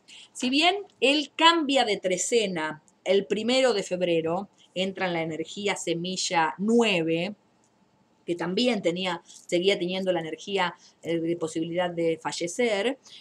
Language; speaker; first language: Spanish; native; Spanish